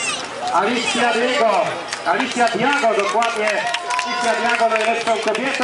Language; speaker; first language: Polish; native; Polish